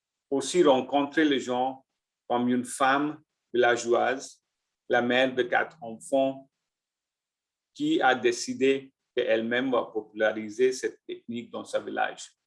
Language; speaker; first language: French; non-native, learner; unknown